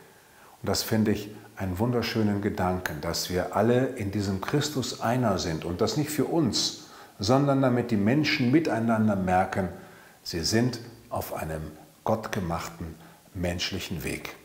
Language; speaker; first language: German; native; German